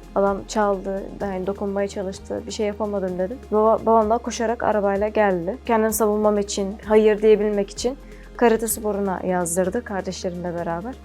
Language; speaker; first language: Turkish; early bilingual, other home language; Arabic